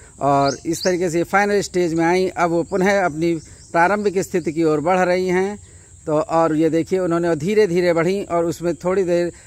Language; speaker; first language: Hindi; native; Hindi